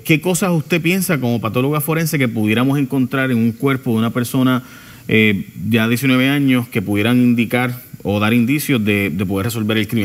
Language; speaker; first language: Spanish; native; Spanish